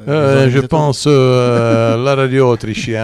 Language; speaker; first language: French; non-native, learner; Czech